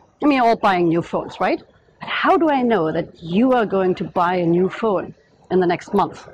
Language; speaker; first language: English; non-native, fluent; German